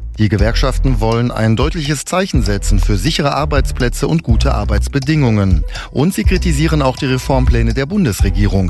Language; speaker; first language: German; native; German